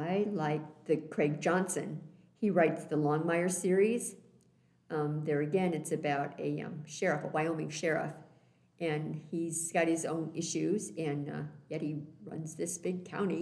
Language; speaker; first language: English; native; English